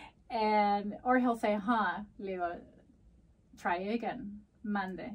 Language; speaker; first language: English; early bilingual, other home language; Spanish